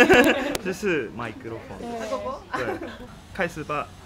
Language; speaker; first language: Chinese; non-native, fluent; Japanese